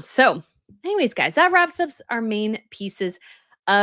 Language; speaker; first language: English; native; English